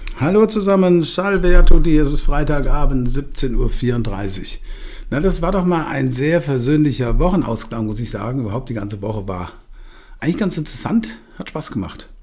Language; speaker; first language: German; native; German